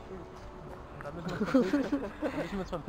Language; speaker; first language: German; native; German